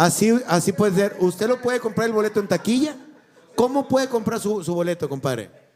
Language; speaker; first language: Spanish; native; Spanish